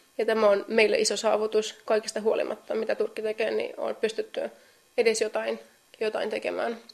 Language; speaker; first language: Finnish; non-native, fluent; Kurdish